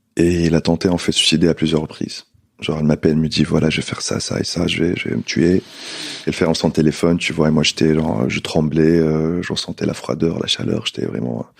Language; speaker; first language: French; non-native, local second language; Arabic